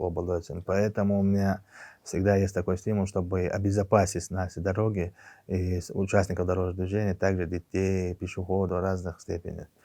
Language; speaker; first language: Russian; non-native, local second language; Chechen